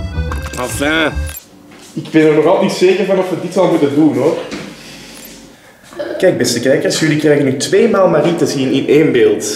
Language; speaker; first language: Dutch; native; Dutch